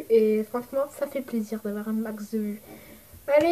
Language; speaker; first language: French; native; French